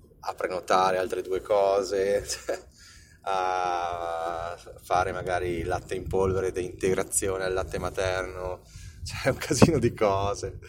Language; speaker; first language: Italian; native; Italian